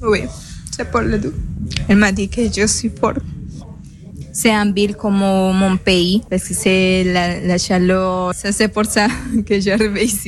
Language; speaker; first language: French; non-native, learner; Spanish